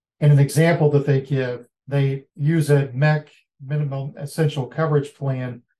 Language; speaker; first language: English; native; English